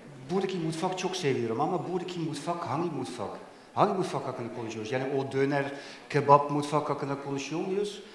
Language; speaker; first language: Turkish; non-native, fluent; Dutch